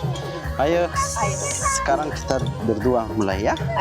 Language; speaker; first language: Indonesian; non-native, learner; Persian